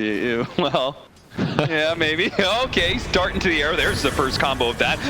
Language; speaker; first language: English; native; English